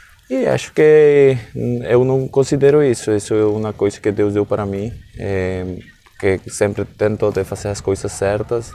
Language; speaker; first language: Portuguese; non-native, learner; Spanish